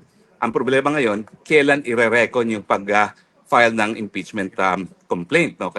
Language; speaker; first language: Filipino; native; Filipino